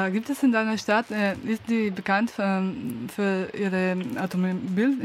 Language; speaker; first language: German; non-native, learner; Slovenian